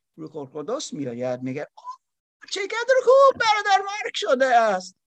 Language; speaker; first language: Persian; non-native, learner; German